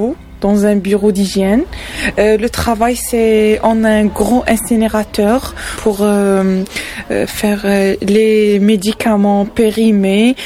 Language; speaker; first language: French; non-native, local second language; Arabic